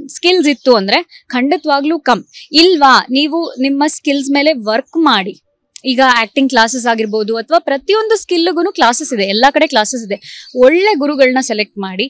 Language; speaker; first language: Kannada; native; Kannada